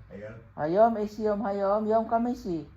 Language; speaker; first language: Hebrew; non-native, learner; Filipino